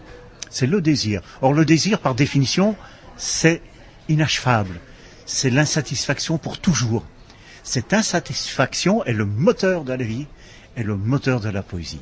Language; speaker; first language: French; non-native, local second language; Dutch